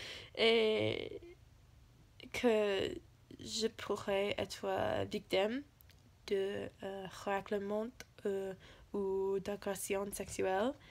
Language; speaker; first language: French; non-native, learner; English